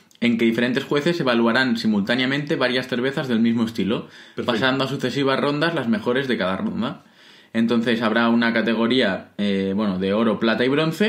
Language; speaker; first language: Spanish; native; Spanish